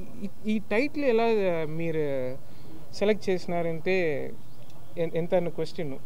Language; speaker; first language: Telugu; non-native, learner; Tamil